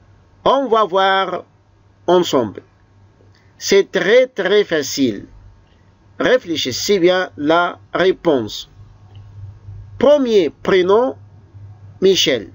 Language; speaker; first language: French; non-native, fluent; Arabic